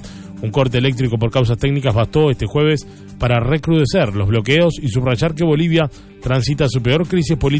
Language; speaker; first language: Spanish; native; Spanish